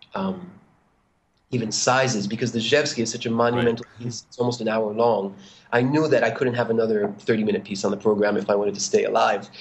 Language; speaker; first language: English; non-native, fluent; Hebrew